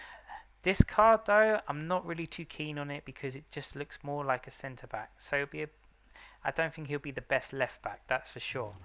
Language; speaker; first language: English; native; English